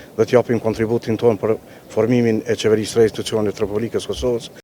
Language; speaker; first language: Albanian; non-native, local second language; Romany